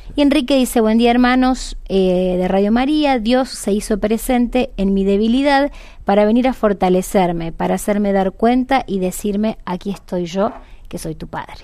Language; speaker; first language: Spanish; native; Spanish